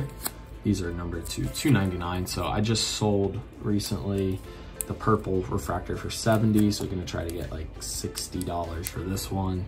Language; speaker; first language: English; native; English